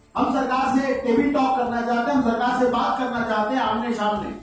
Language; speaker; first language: Hindi; non-native, local second language; Bangla